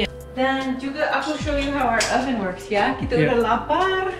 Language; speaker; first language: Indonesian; non-native, learner; English